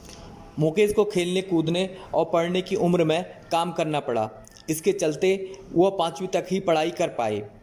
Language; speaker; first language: Hindi; native; Hindi